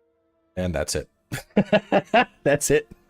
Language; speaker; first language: English; native; English